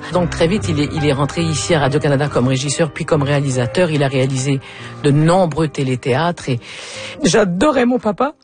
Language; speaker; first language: French; native; French